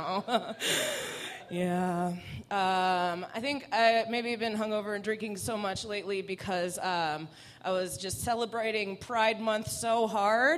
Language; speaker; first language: English; non-native, fluent; Persian